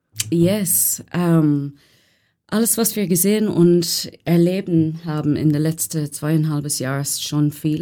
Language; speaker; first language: German; non-native, learner; English